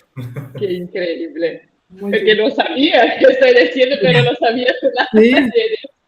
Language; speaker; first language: Spanish; non-native, learner; Portuguese